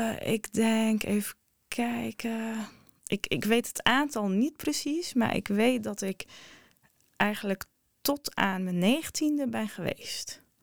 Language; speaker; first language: Dutch; early bilingual, other home language; Arabic